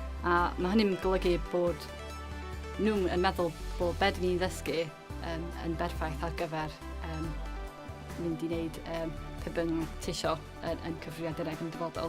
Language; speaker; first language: Welsh; non-native, local second language; English